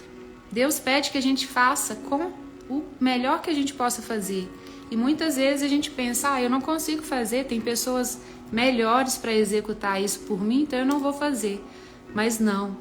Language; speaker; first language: Portuguese; native; Portuguese